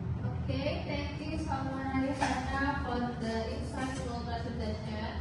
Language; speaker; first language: English; non-native, learner; Indonesian